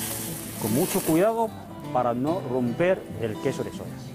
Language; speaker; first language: Spanish; non-native, fluent; Chinese